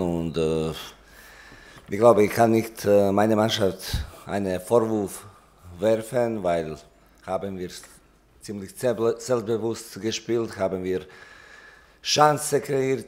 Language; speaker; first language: German; non-native, learner; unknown